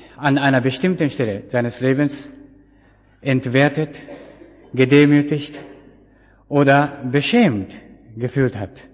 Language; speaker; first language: German; non-native, fluent; Japanese